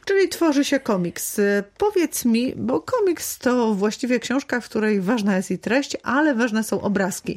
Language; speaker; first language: Polish; native; Polish